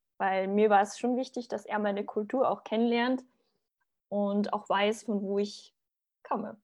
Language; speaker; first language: German; early bilingual, other home language; Bosnian